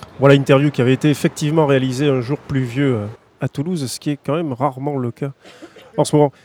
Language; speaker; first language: French; native; French